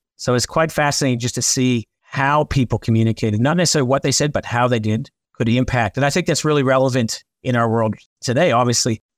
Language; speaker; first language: English; native; English